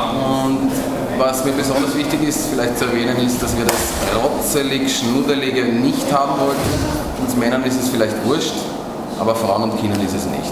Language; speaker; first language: German; native; German